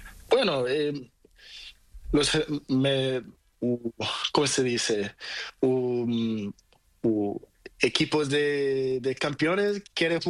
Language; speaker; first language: Spanish; non-native, learner; Portuguese